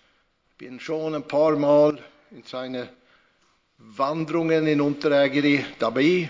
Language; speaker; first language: German; non-native, fluent; Swedish